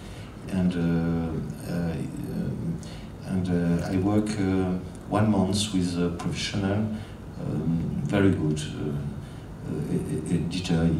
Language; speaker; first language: English; non-native, learner; French